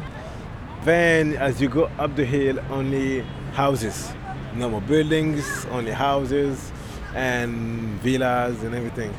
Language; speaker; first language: English; non-native, fluent; French